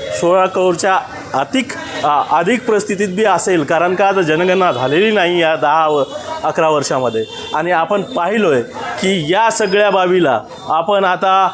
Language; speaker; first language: Marathi; non-native, local second language; Lambadi